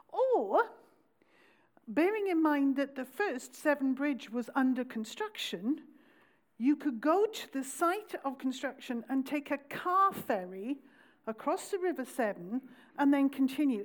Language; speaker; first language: English; native; English